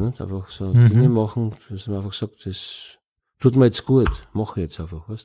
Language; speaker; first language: German; native; German